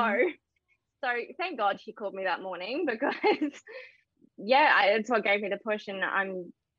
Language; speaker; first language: English; native; English